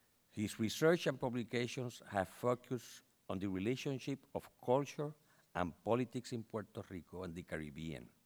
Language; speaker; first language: English; non-native, local second language; Spanish